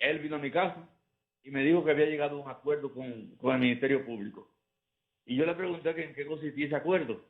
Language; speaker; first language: Spanish; native; Spanish